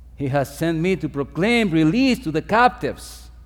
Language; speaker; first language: English; non-native, fluent; Spanish